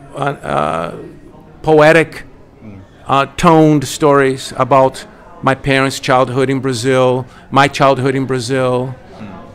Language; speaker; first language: English; non-native, fluent; Portuguese